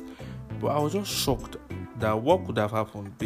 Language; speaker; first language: English; non-native, local second language; Yoruba